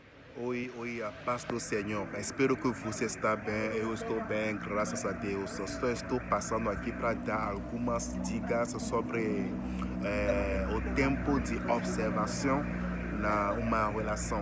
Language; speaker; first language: Portuguese; non-native, fluent; French